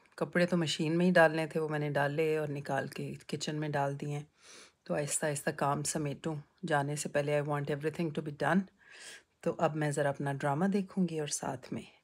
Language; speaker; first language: Urdu; native; Urdu